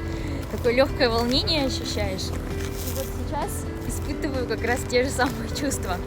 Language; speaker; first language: Russian; native; Russian